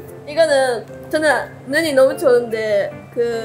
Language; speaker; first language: Korean; non-native, fluent; Japanese